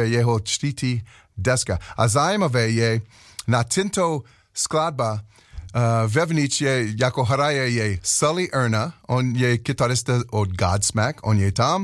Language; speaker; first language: Czech; non-native, learner; English